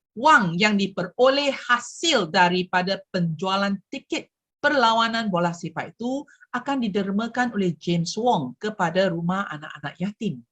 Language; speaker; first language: Malay; non-native, local second language; Chinese